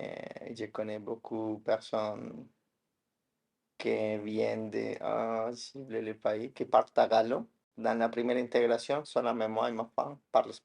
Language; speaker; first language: French; non-native, learner; Spanish